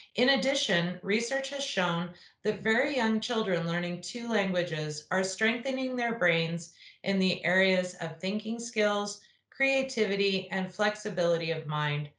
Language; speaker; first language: English; native; English